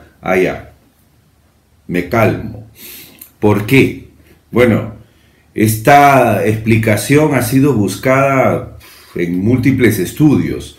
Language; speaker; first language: Spanish; native; Spanish